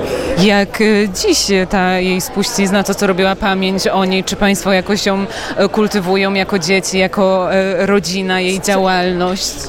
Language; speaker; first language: Polish; native; Polish